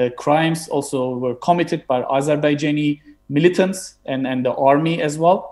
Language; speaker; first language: English; non-native, fluent; Turkish